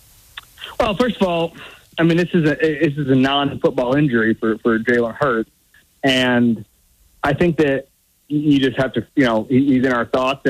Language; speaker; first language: English; native; English